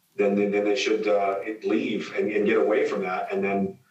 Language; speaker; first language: English; native; English